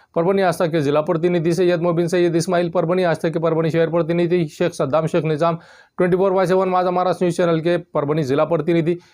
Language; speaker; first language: Hindi; non-native, local second language; Urdu